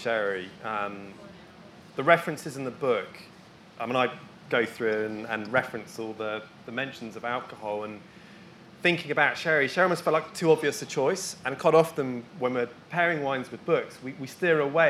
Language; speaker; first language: English; native; English